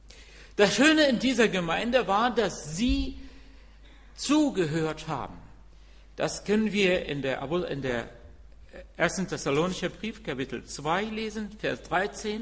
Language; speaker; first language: German; non-native, fluent; Arabic